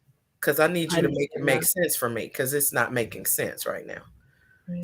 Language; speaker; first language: English; native; English